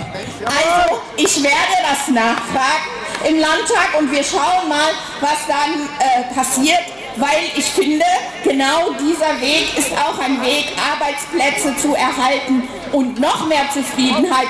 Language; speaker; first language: German; native; German